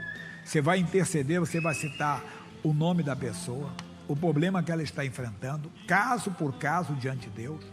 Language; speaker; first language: Portuguese; native; Portuguese